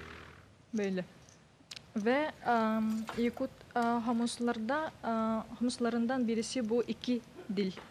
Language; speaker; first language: Turkish; non-native, learner; Yakut